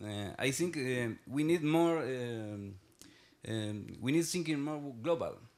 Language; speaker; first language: English; non-native, learner; Spanish